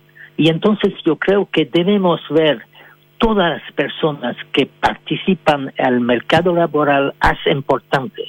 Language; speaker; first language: Spanish; non-native, fluent; French